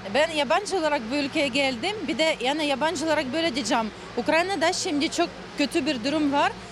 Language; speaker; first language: Turkish; non-native, fluent; Ukrainian